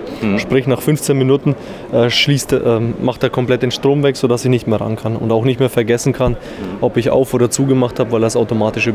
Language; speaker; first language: German; native; German